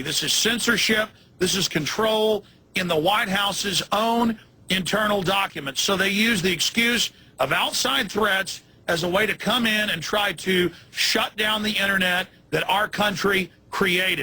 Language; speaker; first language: English; native; English